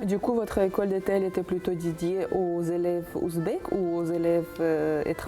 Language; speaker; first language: French; non-native, fluent; Uzbek